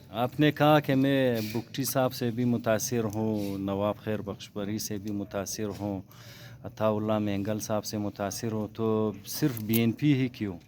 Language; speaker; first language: Urdu; non-native, local second language; Hazaragi